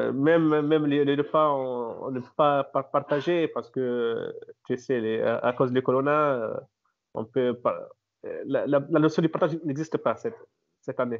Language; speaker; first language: French; non-native, local second language; Arabic